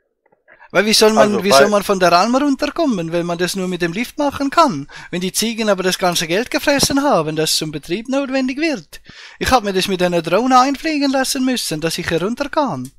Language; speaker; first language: German; native; German